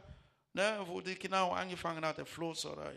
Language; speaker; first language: German; non-native, learner; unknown